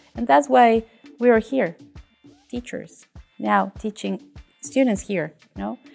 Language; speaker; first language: English; non-native, fluent; Spanish